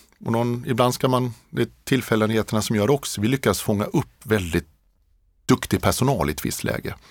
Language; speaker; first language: Swedish; native; Swedish